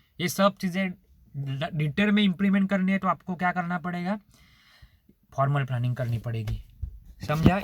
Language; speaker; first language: Hindi; non-native, local second language; Marathi